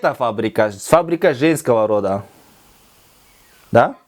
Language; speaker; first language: Russian; non-native, local second language; Kyrgyz